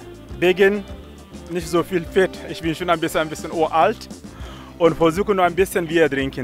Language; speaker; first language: German; non-native, learner; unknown